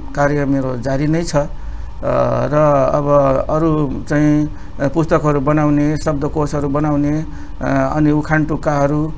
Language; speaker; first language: Nepali; non-native, local second language; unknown